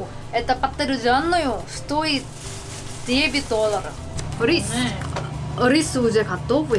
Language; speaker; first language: Russian; non-native, fluent; Korean